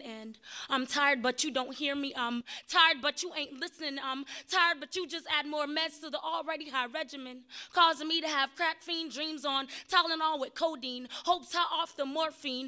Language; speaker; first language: English; native; English